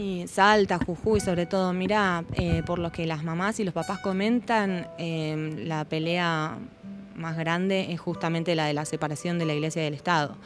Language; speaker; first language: Spanish; native; Spanish